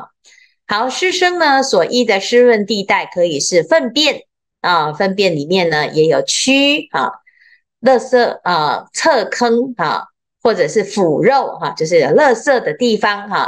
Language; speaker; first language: Chinese; native; Chinese